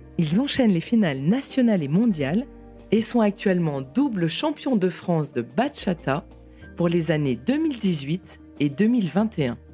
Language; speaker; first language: French; native; French